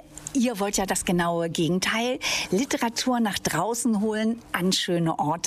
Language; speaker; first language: German; native; German